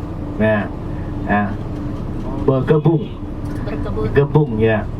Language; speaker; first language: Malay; non-native, learner; Vietnamese